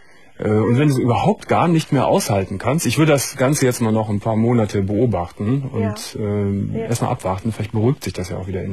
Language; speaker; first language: German; native; German